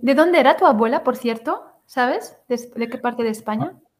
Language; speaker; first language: Spanish; native; Spanish